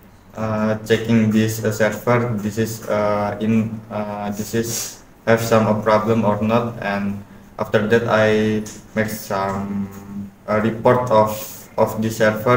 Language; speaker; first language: English; non-native, learner; Indonesian